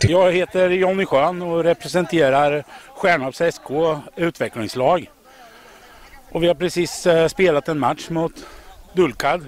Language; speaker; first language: Swedish; native; Swedish